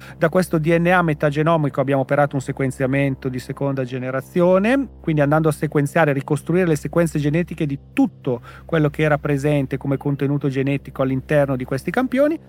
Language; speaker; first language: Italian; native; Italian